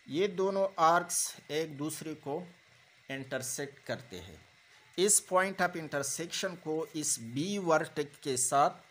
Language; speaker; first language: Urdu; non-native, local second language; Pashto